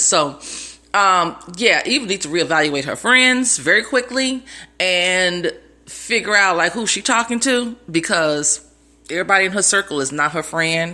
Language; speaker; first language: English; native; English